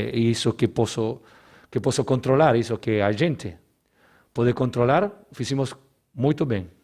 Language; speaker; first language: Portuguese; non-native, learner; Spanish